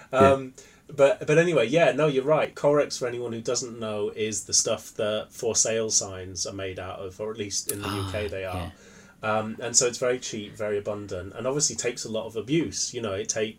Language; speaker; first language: English; native; English